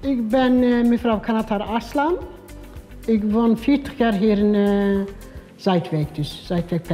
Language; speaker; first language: Dutch; non-native, learner; Turkish